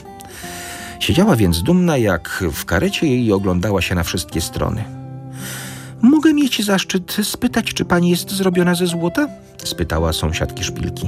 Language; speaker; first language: Polish; native; Polish